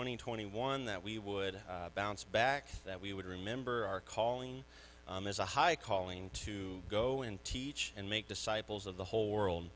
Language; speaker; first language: English; native; English